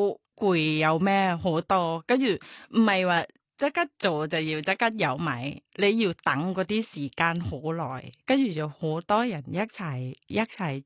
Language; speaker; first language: Cantonese; non-native, fluent; Thai